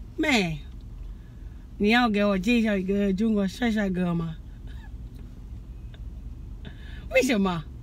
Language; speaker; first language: Chinese; non-native, fluent; English